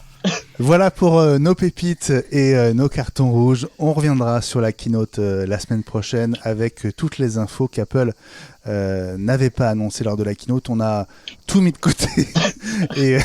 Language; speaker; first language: French; native; French